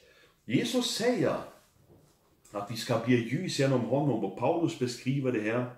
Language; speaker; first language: Swedish; non-native, fluent; German